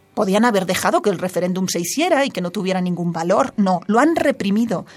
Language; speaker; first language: Spanish; non-native, local second language; Catalan